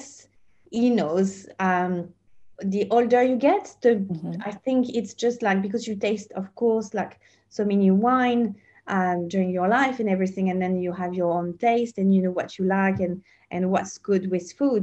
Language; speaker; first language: English; non-native, fluent; French